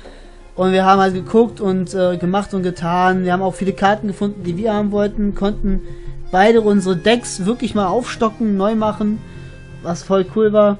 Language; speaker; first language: German; native; German